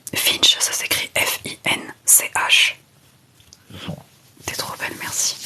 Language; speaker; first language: French; native; French